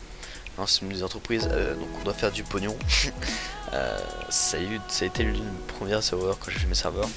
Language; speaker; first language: French; native; French